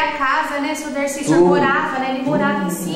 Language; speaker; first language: Portuguese; native; Portuguese